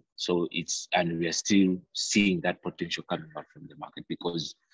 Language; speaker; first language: English; non-native, local second language; Ganda